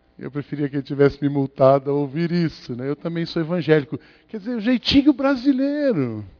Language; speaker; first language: Portuguese; native; Portuguese